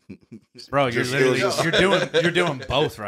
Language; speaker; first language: English; native; English